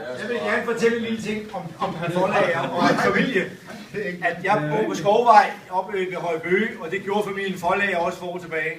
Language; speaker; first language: Danish; native; Danish